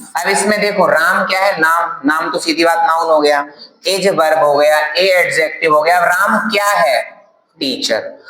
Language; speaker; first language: Hindi; native; Hindi